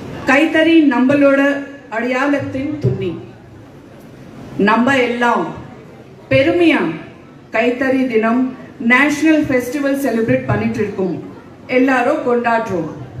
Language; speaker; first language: Tamil; non-native, local second language; Gujarati